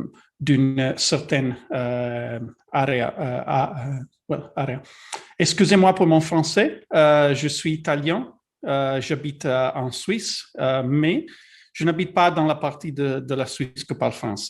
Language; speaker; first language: French; non-native, learner; Italian